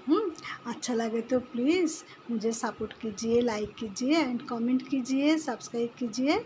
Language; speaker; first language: Hindi; non-native, local second language; Assamese